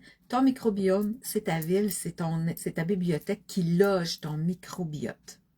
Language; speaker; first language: French; native; French